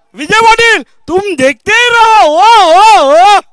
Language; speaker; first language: Hindi; non-native, local second language; Marathi